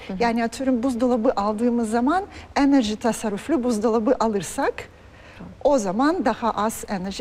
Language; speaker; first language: Turkish; non-native, fluent; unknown